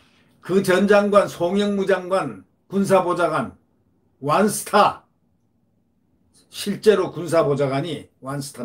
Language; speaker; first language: Korean; native; Korean